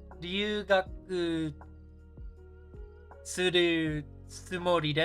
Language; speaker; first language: Japanese; non-native, learner; English